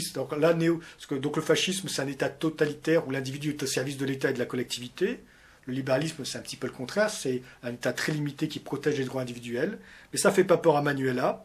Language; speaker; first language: French; native; French